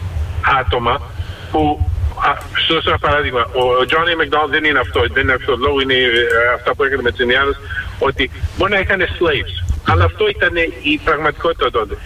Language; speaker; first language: Greek; early bilingual, heritage; Greek